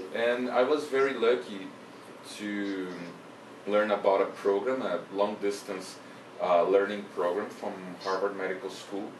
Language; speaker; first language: English; non-native, fluent; Portuguese